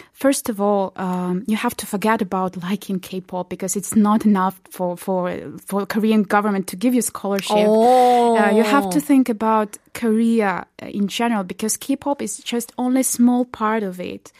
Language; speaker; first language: English; non-native, fluent; Belarusian